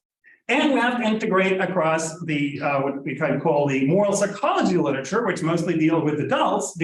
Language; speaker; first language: English; non-native, fluent; Norwegian